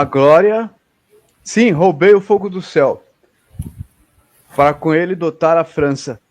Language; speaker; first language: Portuguese; native; Portuguese